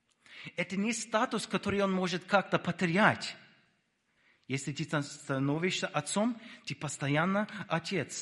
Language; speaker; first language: Russian; non-native, fluent; English